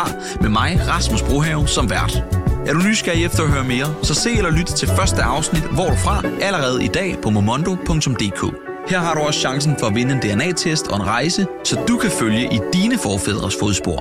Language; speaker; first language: Danish; native; Danish